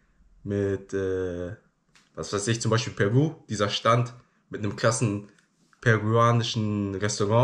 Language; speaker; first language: German; early bilingual, other home language; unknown